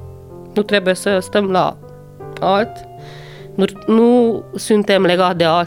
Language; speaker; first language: Romanian; non-native, local second language; Hungarian